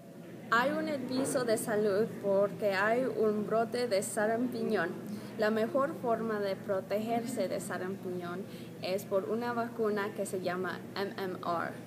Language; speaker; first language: Spanish; non-native, learner; English